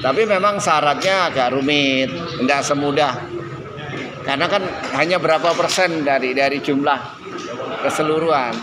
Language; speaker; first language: Indonesian; native; Indonesian